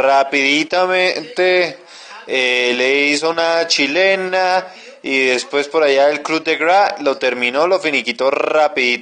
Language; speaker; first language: Spanish; native; Spanish